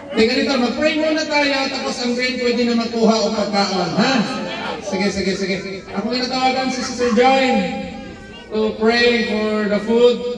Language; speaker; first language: Filipino; non-native, local second language; Cebuano